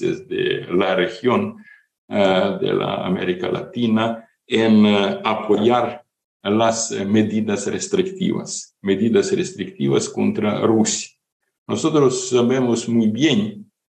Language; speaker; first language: Spanish; non-native, fluent; Ukrainian